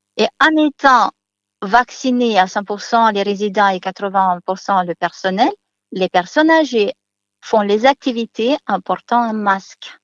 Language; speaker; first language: French; non-native, fluent; Romanian